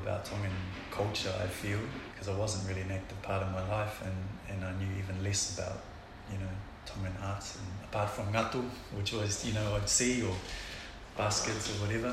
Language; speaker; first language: English; non-native, local second language; Tongan